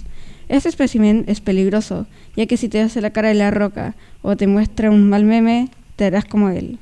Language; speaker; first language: Spanish; native; Spanish